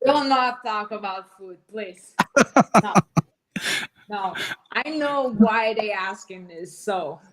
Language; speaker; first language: English; non-native, learner; Portuguese